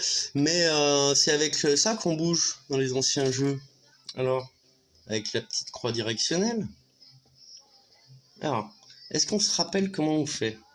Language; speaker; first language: French; native; French